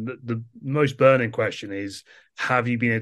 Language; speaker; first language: English; native; English